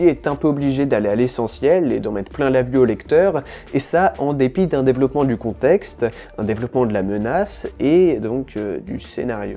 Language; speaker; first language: French; native; French